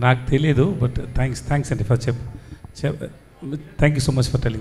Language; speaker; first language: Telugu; non-native, learner; Tamil